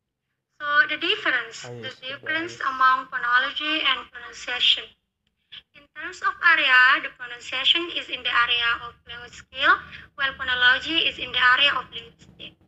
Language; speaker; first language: English; non-native, learner; Indonesian